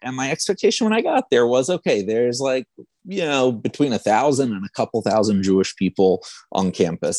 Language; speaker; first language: English; native; English